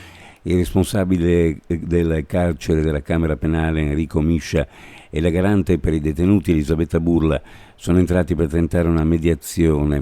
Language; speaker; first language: Italian; native; Italian